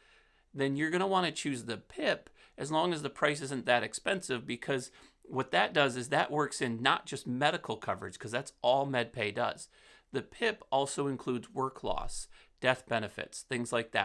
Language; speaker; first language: English; native; English